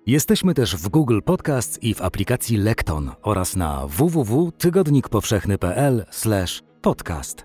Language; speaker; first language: Polish; native; Polish